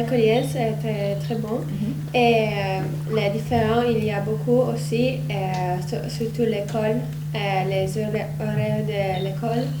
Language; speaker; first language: French; non-native, learner; Italian